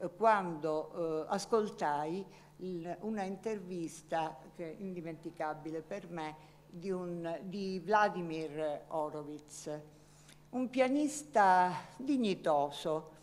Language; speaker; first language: Italian; native; Italian